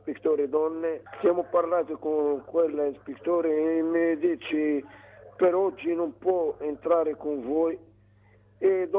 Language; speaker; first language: Italian; non-native, learner; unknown